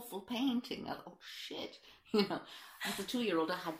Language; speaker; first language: English; native; English